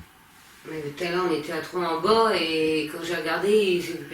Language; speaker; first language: French; native; French